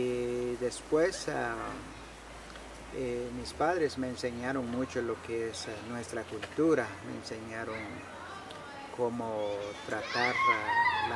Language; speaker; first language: Spanish; non-native, local second language; Kʼicheʼ